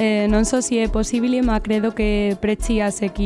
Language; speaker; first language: Italian; non-native, learner; Spanish